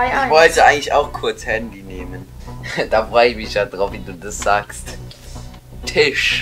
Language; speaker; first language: German; native; German